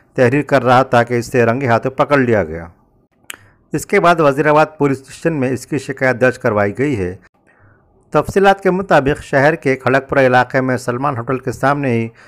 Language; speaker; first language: Urdu; native; Urdu